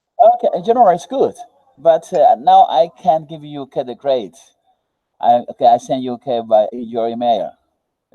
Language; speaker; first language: English; non-native, learner; Spanish